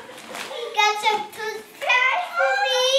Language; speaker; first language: English; early bilingual, other home language; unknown